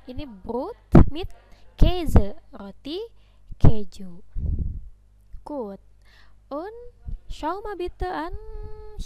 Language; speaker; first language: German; non-native, fluent; Indonesian